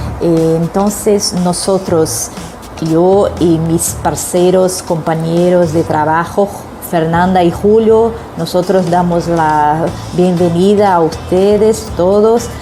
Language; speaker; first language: Spanish; non-native, learner; Portuguese